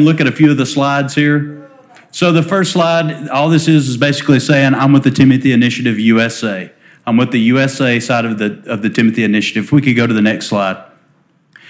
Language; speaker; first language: English; native; English